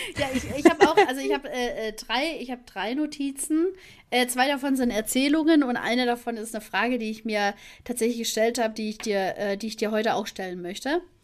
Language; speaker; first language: German; native; German